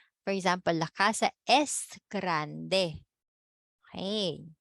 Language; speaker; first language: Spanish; non-native, fluent; Filipino